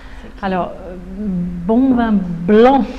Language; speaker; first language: French; native; French